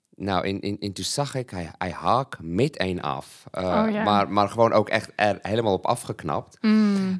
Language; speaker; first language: Dutch; non-native, fluent; English